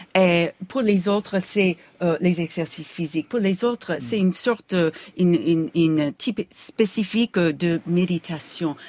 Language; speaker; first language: French; non-native, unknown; English